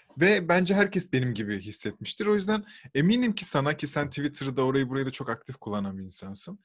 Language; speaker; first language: Turkish; native; Turkish